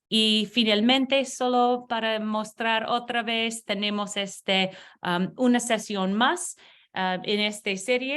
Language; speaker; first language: Spanish; non-native, learner; English